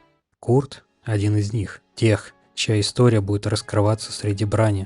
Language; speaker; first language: Russian; native; Russian